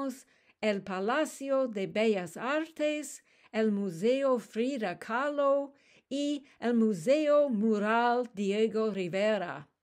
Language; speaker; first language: Spanish; non-native, learner; English